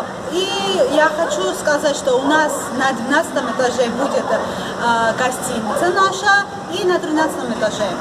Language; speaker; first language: Russian; non-native, learner; Georgian